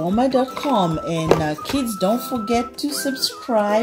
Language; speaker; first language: English; native; English